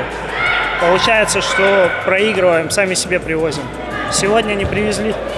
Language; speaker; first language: Russian; native; Russian